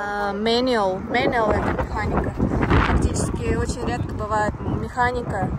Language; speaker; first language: Russian; native; Russian